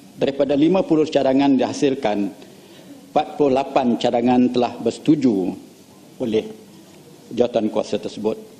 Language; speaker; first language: Malay; native; Malay